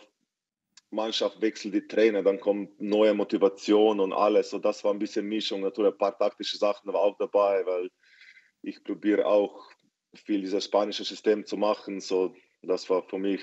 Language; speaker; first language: German; non-native, fluent; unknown